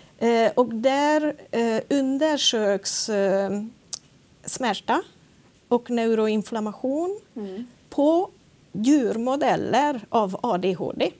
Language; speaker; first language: Swedish; non-native, fluent; Hungarian